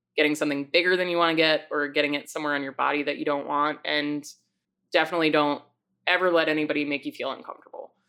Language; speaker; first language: English; native; English